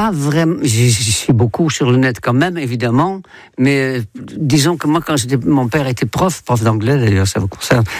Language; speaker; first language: French; non-native, fluent; Dutch